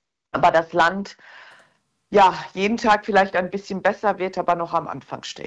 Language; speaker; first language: German; early bilingual, other home language; Turkish